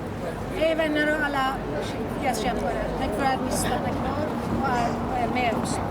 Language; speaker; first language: Swedish; non-native, fluent; Persian